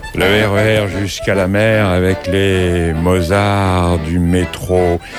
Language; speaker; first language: French; native; French